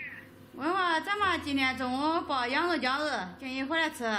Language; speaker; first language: Chinese; native; Chinese